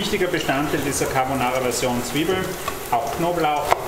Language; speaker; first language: German; native; German